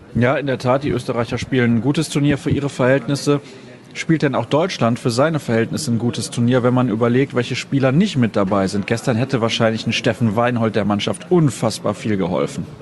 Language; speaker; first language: German; native; German